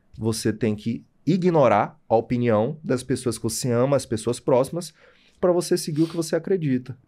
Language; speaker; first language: Portuguese; native; Portuguese